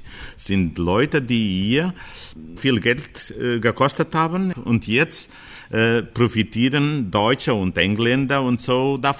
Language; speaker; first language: German; non-native, fluent; Portuguese